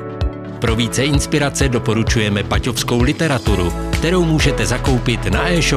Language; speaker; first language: Czech; native; Czech